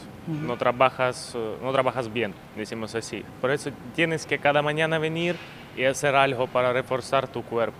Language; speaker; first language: Spanish; non-native, learner; Ukrainian